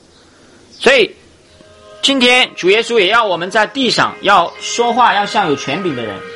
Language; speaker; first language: Chinese; native; Chinese